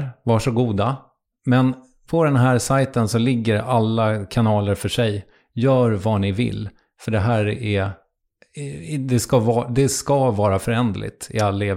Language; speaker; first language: Swedish; native; Swedish